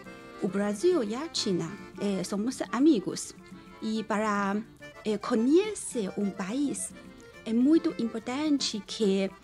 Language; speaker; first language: Portuguese; non-native, learner; Chinese